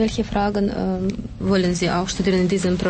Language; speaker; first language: German; non-native, learner; Azerbaijani